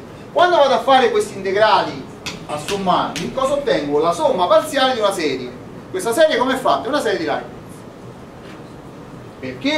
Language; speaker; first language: Italian; native; Italian